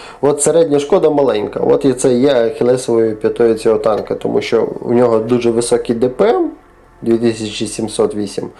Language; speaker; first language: Ukrainian; native; Ukrainian